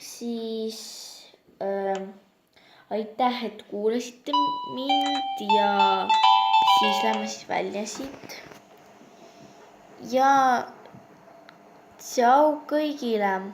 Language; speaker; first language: Estonian; non-native, local second language; Russian